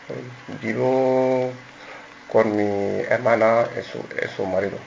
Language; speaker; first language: Spanish; non-native, learner; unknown